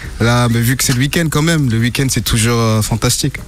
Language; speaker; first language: French; non-native, fluent; English